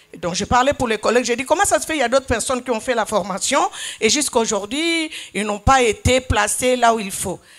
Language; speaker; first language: French; non-native, local second language; Lingala